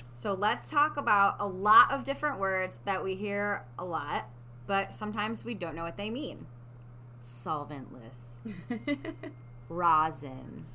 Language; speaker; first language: English; native; English